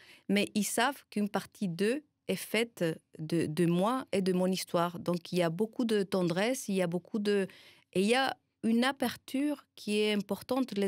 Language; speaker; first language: French; non-native, fluent; Spanish